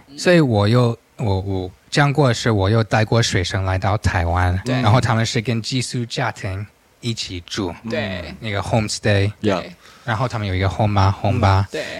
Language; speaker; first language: Chinese; non-native, fluent; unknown